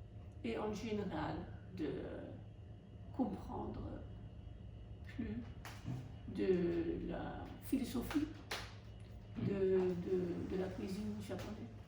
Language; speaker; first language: French; non-native, fluent; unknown